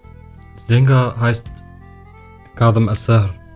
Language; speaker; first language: German; non-native, learner; Arabic